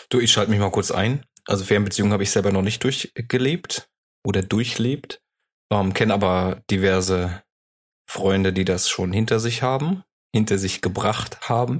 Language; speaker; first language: German; native; German